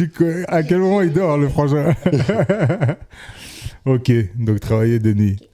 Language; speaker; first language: French; native; French